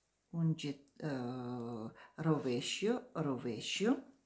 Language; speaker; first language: Italian; non-native, learner; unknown